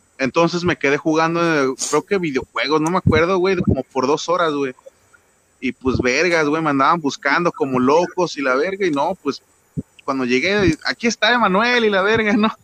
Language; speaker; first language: Spanish; native; Spanish